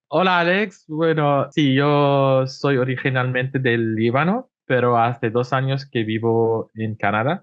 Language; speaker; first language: Spanish; non-native, fluent; Arabic